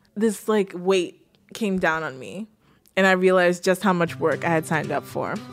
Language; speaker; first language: English; native; English